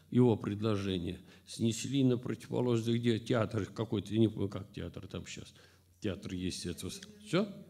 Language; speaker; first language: Russian; native; Russian